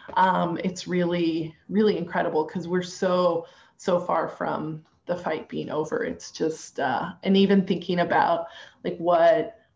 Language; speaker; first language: English; native; English